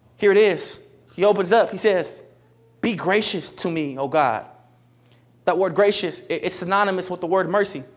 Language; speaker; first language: English; native; English